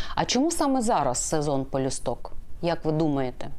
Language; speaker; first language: Ukrainian; native; Ukrainian